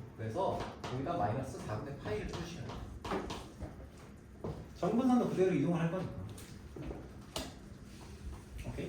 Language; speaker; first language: Korean; native; Korean